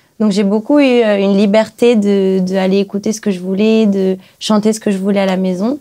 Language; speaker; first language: French; early bilingual, other home language; Portuguese